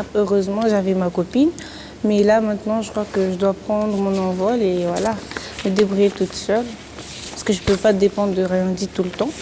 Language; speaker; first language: French; non-native, local second language; Comorian